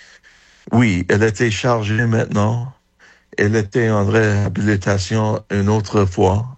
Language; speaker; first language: French; non-native, learner; English